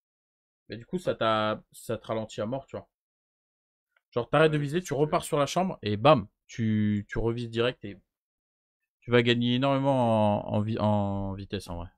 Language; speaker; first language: French; native; French